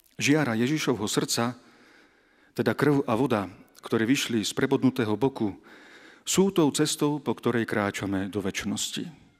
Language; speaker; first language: Slovak; native; Slovak